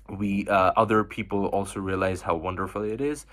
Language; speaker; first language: English; non-native, local second language; Bangla